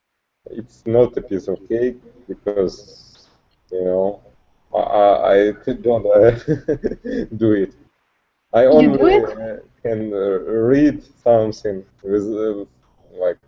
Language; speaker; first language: English; non-native, learner; Russian